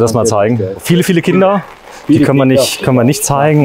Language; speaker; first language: German; native; German